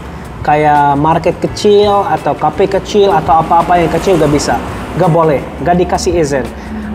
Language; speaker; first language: Indonesian; non-native, fluent; Arabic